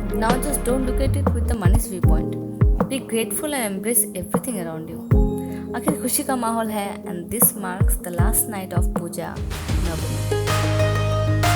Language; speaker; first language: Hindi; non-native, local second language; Bangla